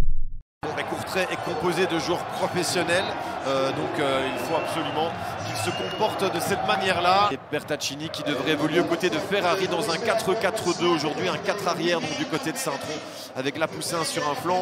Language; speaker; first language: French; native; French